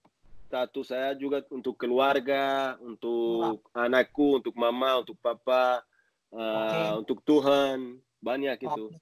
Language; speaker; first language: Indonesian; non-native, learner; Portuguese